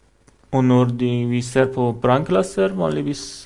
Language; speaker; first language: Norwegian; non-native, fluent; Persian